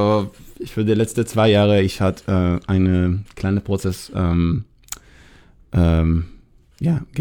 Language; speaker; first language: German; non-native, learner; Hebrew